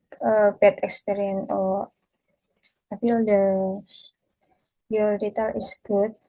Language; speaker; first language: English; non-native, learner; Indonesian